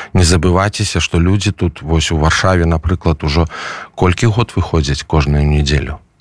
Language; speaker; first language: Belarusian; non-native, local second language; Russian